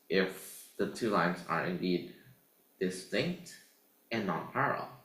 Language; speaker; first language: English; non-native, fluent; Indonesian